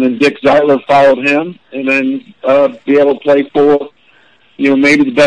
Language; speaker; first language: English; native; English